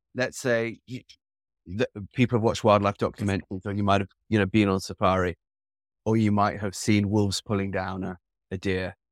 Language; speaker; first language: English; native; English